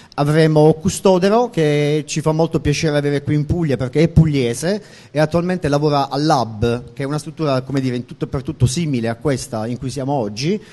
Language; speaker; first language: Italian; native; Italian